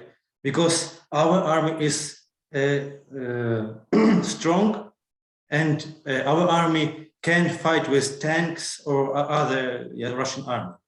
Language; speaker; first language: English; non-native, learner; Ukrainian